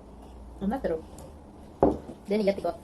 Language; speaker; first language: Swedish; non-native, learner; Filipino